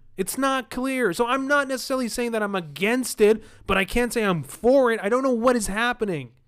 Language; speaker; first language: English; early bilingual, other home language; Arabic